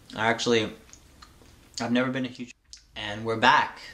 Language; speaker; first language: English; native; English